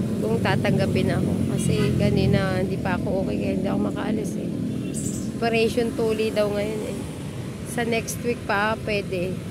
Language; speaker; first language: Filipino; non-native, local second language; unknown